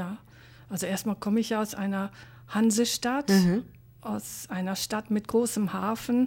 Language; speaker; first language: German; native; German